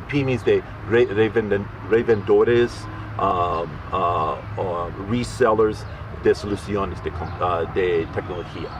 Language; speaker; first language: Spanish; non-native, learner; English